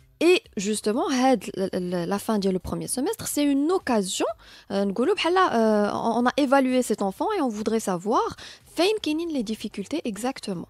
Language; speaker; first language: French; non-native, local second language; Arabic